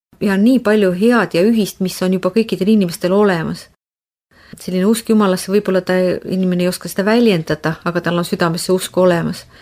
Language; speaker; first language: Estonian; native; Estonian